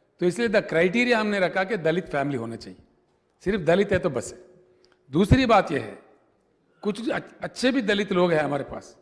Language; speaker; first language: Hindi; non-native, local second language; Telugu